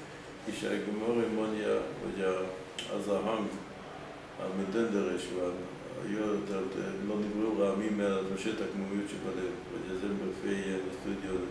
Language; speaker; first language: Hungarian; early bilingual, heritage; Hungarian